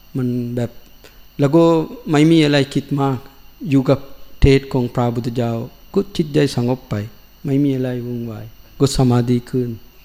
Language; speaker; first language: Thai; non-native, learner; Sinhala